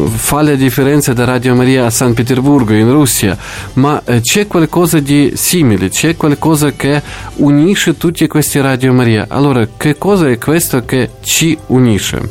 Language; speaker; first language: Italian; non-native, fluent; Ukrainian